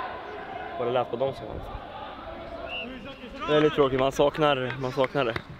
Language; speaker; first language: Swedish; native; Swedish